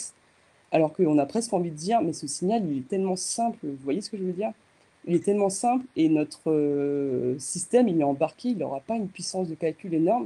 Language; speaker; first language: French; native; French